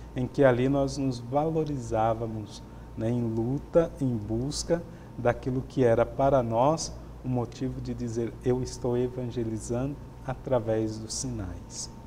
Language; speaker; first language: Portuguese; native; Portuguese